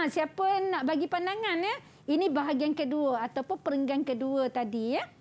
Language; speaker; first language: Malay; native; Malay